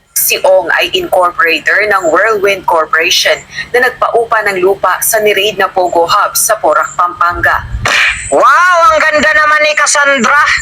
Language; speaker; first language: Filipino; native; Filipino